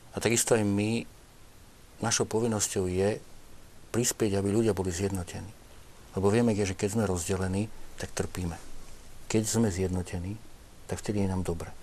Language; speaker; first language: Slovak; native; Slovak